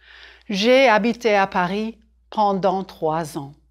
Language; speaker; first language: French; non-native, fluent; English